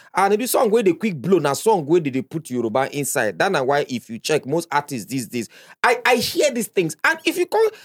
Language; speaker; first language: English; non-native, local second language; Igbo